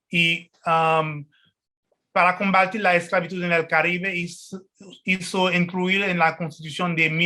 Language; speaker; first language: Spanish; non-native, fluent; French